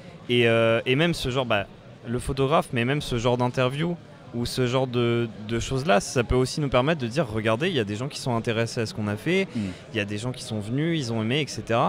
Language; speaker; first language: French; native; French